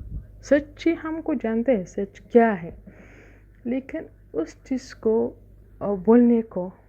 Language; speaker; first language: Hindi; non-native, fluent; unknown